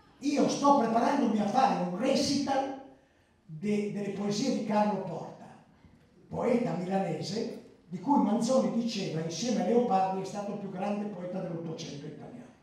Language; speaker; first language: Italian; early bilingual, other home language; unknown